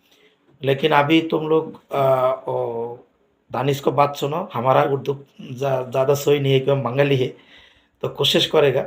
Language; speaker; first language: Hindi; non-native, learner; Bangla